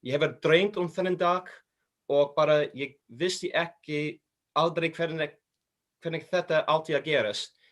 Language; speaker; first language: Icelandic; non-native, learner; English